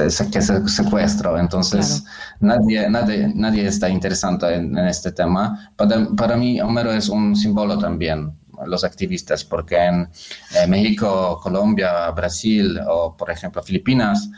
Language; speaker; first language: Spanish; non-native, learner; Polish